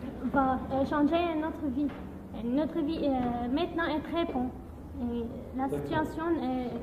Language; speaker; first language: French; non-native, learner; Arabic